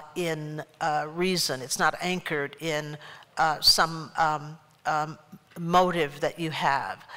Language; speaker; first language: English; native; English